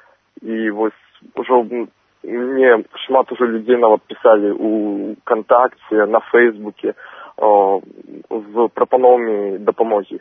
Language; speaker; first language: Belarusian; non-native, local second language; Russian